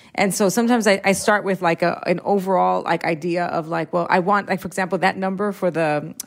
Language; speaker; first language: English; early bilingual, other home language; Spanish